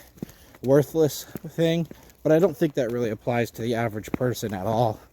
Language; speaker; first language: English; native; English